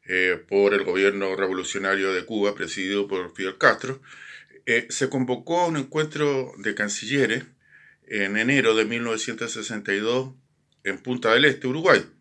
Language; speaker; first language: Spanish; native; Spanish